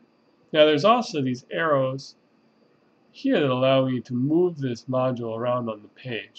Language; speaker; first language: English; native; English